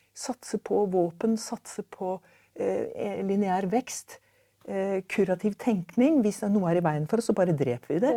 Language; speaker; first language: Norwegian; native; Norwegian